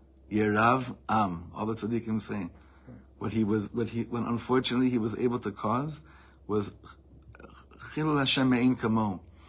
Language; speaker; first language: English; native; English